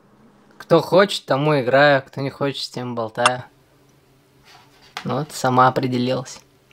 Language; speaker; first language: Russian; native; Russian